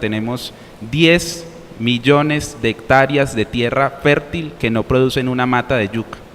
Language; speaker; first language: Spanish; native; Spanish